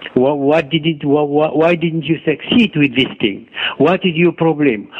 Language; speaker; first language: English; non-native, learner; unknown